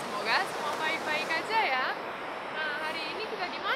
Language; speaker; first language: Indonesian; non-native, fluent; Romanian